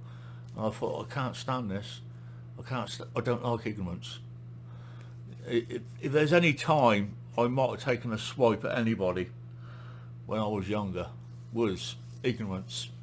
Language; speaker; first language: English; native; English